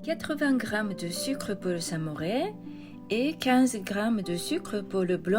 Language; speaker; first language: French; non-native, fluent; Japanese